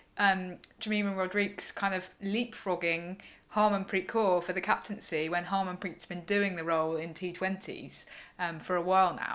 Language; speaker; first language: English; native; English